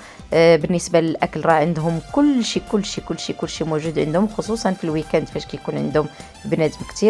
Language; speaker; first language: Arabic; native; Arabic